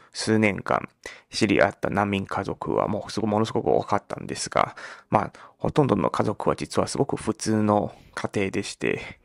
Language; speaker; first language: Japanese; non-native, fluent; Malay